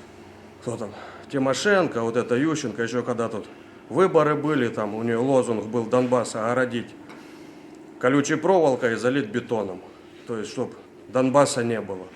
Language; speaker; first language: Russian; native; Russian